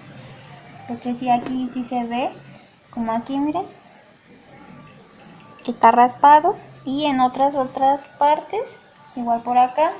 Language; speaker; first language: Spanish; native; Spanish